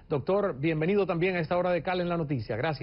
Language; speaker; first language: Spanish; native; Spanish